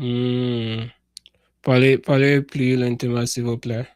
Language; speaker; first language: French; non-native, learner; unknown